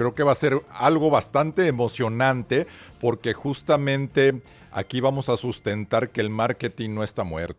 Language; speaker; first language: Spanish; native; Spanish